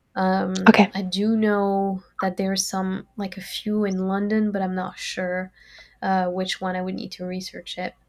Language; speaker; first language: English; non-native, fluent; French